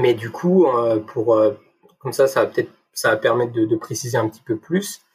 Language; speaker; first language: French; native; French